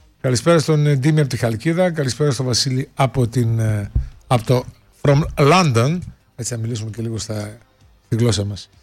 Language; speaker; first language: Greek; native; Greek